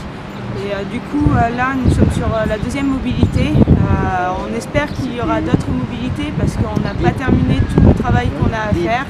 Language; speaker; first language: French; native; French